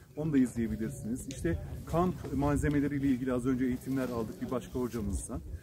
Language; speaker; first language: Turkish; native; Turkish